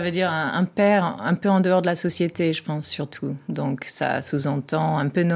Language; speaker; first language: French; non-native, fluent; English